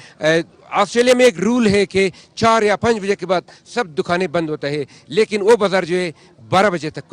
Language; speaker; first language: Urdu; non-native, local second language; Persian